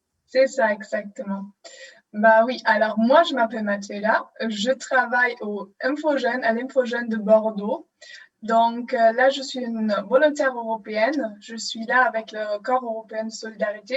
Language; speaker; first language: French; non-native, fluent; German